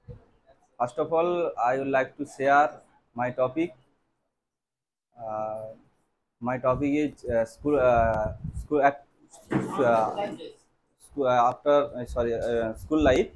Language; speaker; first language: English; non-native, learner; Bangla